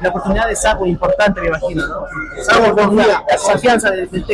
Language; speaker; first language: Portuguese; non-native, learner; Spanish